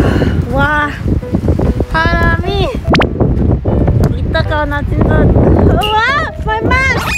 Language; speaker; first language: Korean; non-native, learner; Cantonese